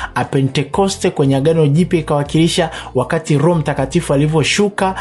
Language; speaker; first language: Swahili; native; Swahili